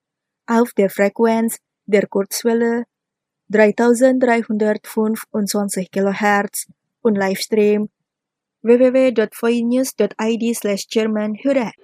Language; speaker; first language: German; non-native, fluent; Indonesian